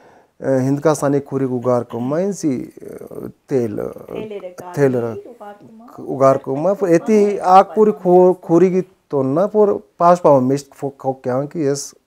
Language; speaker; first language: Armenian; non-native, learner; Hindi